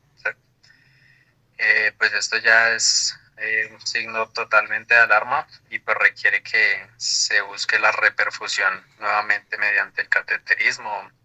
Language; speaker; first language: Spanish; native; Spanish